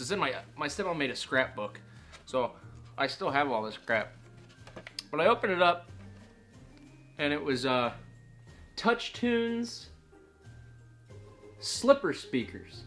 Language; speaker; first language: English; native; English